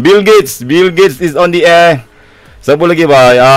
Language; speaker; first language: English; non-native, local second language; Malay